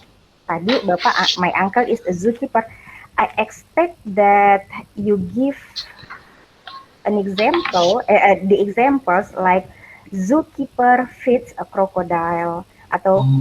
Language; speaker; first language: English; non-native, fluent; Indonesian